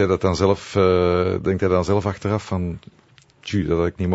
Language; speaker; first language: Dutch; native; Dutch